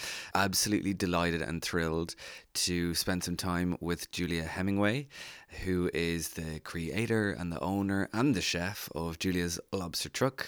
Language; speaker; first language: English; native; English